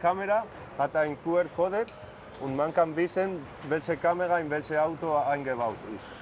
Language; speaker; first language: German; non-native, fluent; Spanish